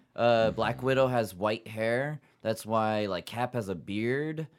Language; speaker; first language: English; early bilingual, other home language; Japanese